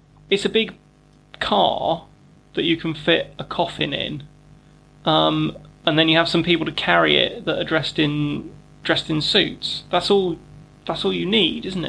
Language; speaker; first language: English; native; English